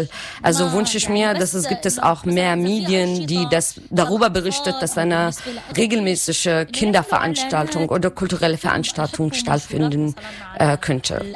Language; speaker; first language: German; non-native, learner; Arabic